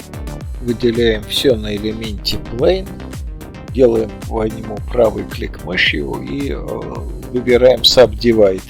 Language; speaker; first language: Russian; native; Russian